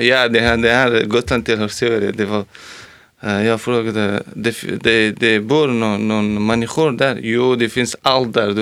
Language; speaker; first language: Swedish; non-native, learner; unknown